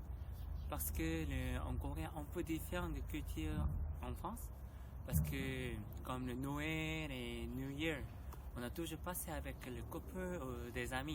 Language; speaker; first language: French; non-native, learner; Korean